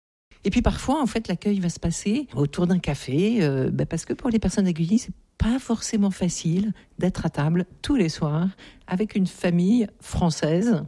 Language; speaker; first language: French; native; French